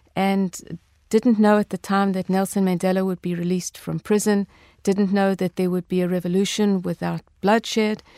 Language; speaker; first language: English; native; English